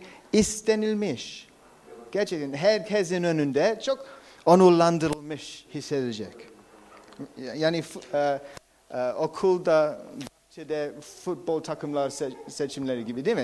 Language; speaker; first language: Turkish; non-native, fluent; English